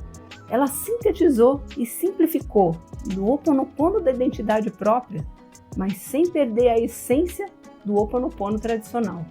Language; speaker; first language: Portuguese; native; Portuguese